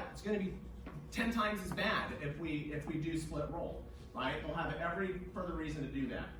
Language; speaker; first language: English; native; English